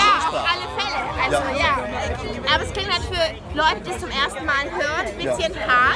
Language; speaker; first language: German; early bilingual, other home language; Albanian